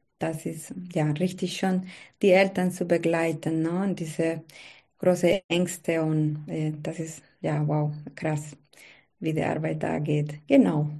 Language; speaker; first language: German; non-native, learner; Spanish